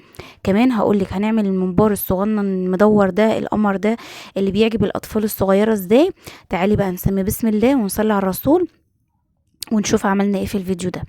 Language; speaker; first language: Arabic; native; Arabic